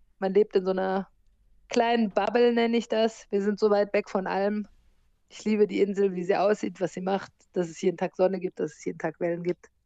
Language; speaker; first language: German; native; German